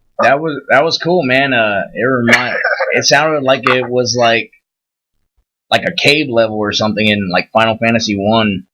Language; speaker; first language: English; native; English